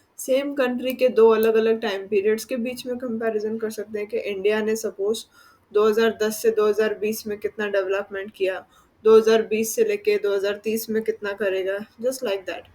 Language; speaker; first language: Hindi; non-native, local second language; Gujarati